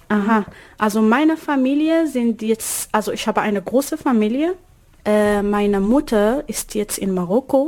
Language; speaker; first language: German; non-native, learner; Arabic